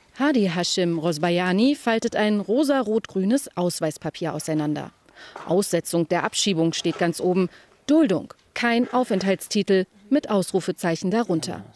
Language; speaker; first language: German; native; German